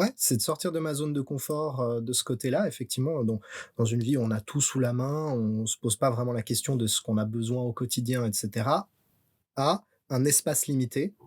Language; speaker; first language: French; native; French